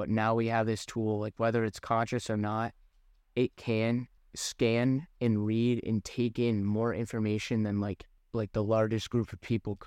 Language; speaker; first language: English; native; English